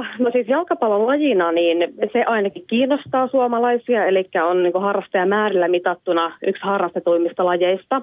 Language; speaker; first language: Finnish; native; Finnish